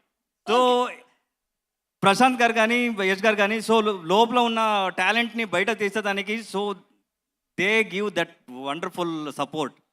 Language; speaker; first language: Telugu; non-native, learner; Kannada